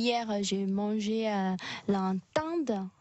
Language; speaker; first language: French; non-native, learner; Chinese